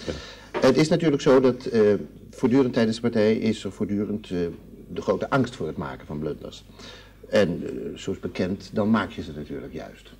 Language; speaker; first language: Dutch; native; Dutch